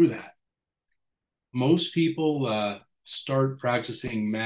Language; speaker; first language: English; native; English